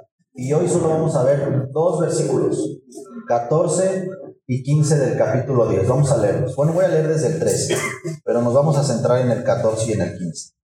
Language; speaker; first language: Spanish; native; Spanish